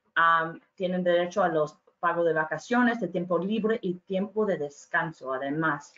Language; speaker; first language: Spanish; non-native, fluent; English